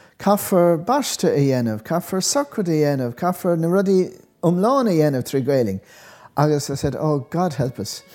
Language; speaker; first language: Irish; non-native, local second language; English